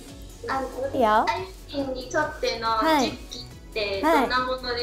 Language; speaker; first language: Japanese; non-native, fluent; Cantonese